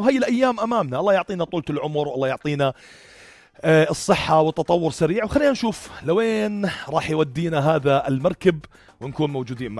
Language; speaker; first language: Arabic; native; Arabic